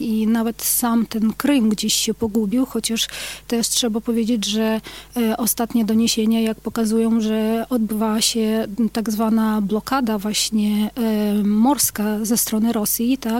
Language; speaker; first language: Polish; non-native, fluent; Ukrainian